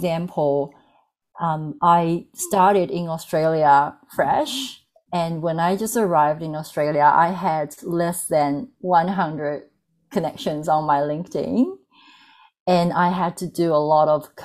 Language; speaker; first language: English; non-native, fluent; Chinese